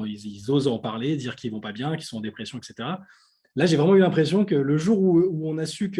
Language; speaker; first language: French; native; French